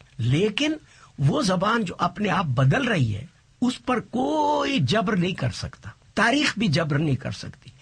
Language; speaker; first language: Urdu; non-native, local second language; Saraiki